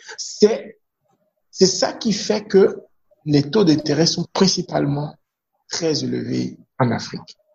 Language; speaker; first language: French; non-native, local second language; Fon